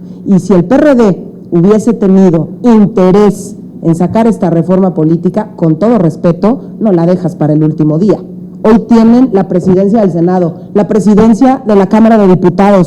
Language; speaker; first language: Spanish; native; Spanish